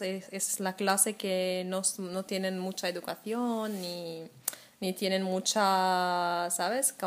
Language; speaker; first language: Spanish; non-native, fluent; Arabic